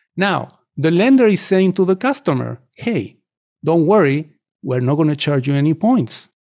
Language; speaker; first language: English; non-native, fluent; Spanish